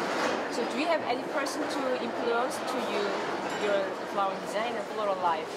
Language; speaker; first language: English; non-native, learner; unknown